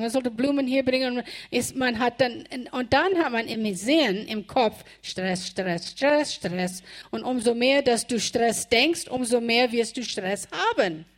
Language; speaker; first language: German; non-native, fluent; English